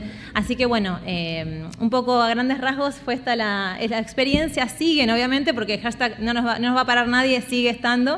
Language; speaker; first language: Spanish; native; Spanish